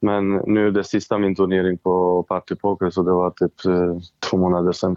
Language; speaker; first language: Swedish; non-native, fluent; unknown